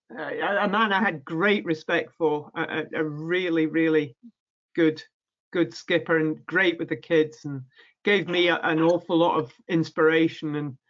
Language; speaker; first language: English; native; English